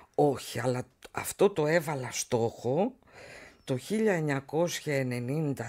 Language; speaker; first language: Greek; native; Greek